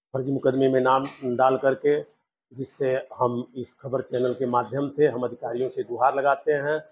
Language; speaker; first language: Hindi; native; Hindi